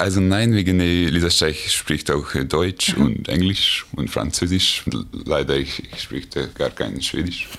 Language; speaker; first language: German; non-native, learner; Hungarian